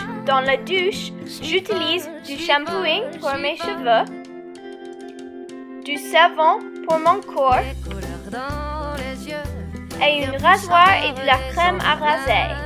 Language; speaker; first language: French; non-native, learner; English